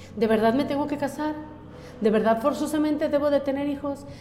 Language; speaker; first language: Spanish; native; Spanish